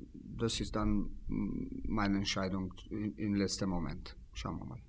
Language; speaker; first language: German; non-native, fluent; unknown